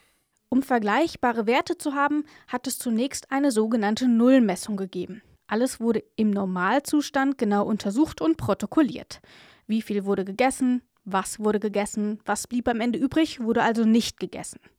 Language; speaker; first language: German; native; German